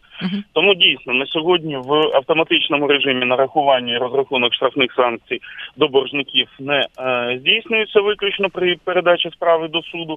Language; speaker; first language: Ukrainian; native; Ukrainian